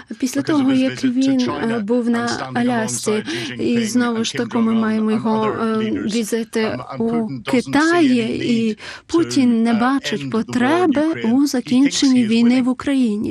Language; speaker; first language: Ukrainian; non-native, fluent; English